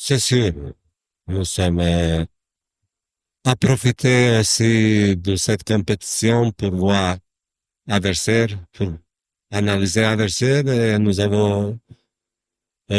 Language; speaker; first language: French; non-native, learner; Croatian